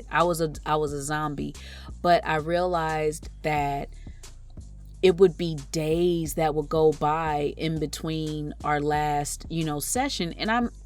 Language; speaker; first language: English; native; English